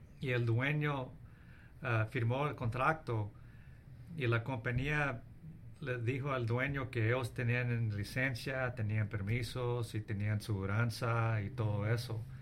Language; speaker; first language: Spanish; early bilingual, heritage; English